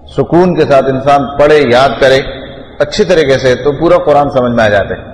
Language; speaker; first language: Urdu; non-native, local second language; Pashto